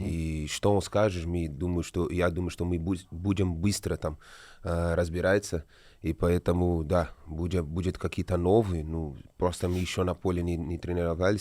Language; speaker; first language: Russian; non-native, learner; Portuguese